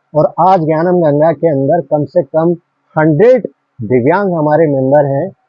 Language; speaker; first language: Hindi; native; Hindi